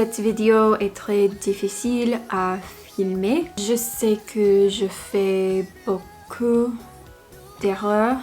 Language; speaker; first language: French; non-native, learner; English